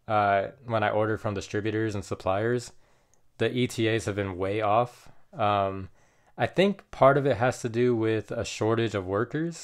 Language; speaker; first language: English; native; English